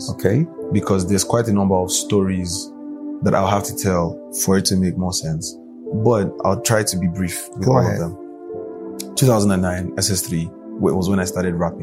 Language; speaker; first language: English; non-native, local second language; Yoruba